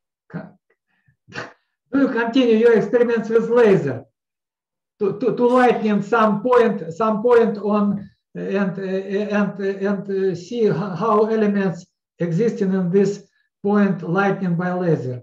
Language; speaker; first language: English; non-native, learner; Russian